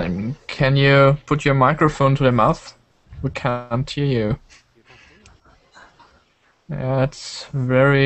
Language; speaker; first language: English; non-native, learner; German